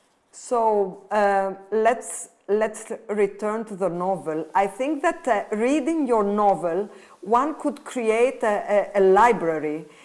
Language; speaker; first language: English; non-native, fluent; Greek